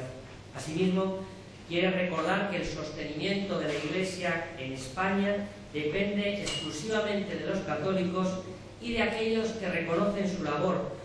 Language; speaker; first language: Spanish; native; Spanish